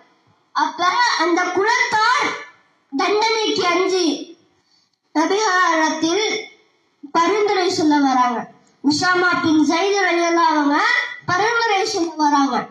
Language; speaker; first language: Tamil; native; Tamil